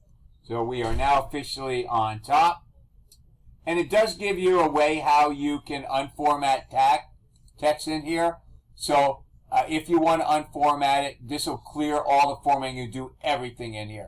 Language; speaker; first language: English; native; English